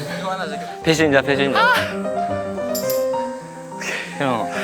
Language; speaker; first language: Korean; non-native, learner; Japanese